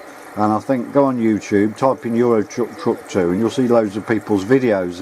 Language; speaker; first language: English; native; English